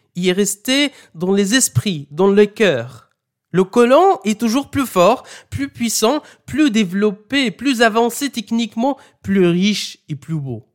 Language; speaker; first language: French; non-native, fluent; Arabic